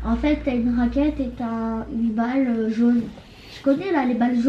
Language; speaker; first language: French; native; French